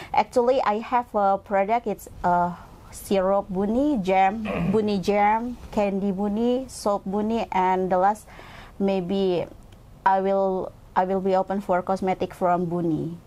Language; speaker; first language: English; non-native, fluent; Indonesian